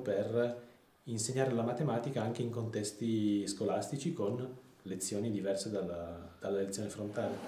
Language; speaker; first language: Italian; native; Italian